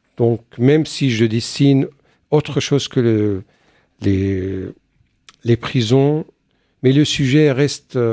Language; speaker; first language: French; non-native, fluent; Arabic